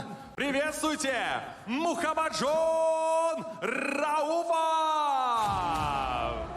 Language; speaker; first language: Russian; native; Russian